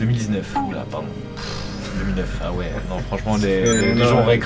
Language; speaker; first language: French; native; French